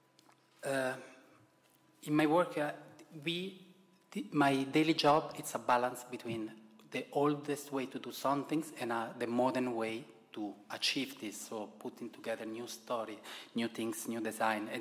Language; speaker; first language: English; non-native, fluent; Italian